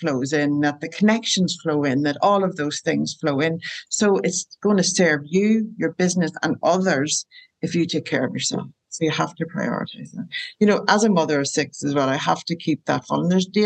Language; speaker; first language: English; native; English